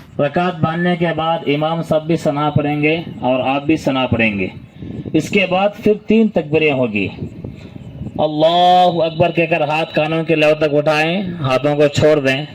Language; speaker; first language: Urdu; native; Urdu